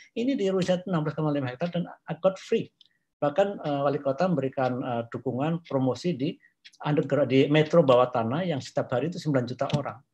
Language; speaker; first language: Indonesian; non-native, local second language; Javanese